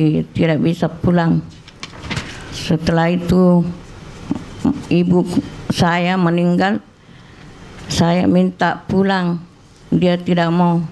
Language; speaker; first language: Indonesian; non-native, local second language; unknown